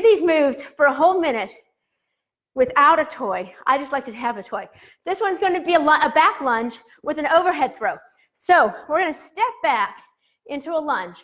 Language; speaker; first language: English; native; English